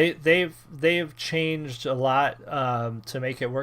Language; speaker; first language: English; native; English